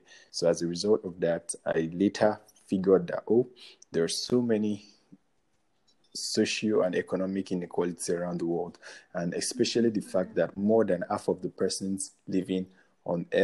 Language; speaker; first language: English; non-native, local second language; Yoruba